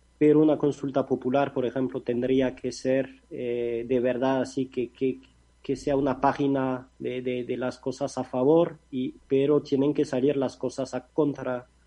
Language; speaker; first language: Spanish; non-native, fluent; French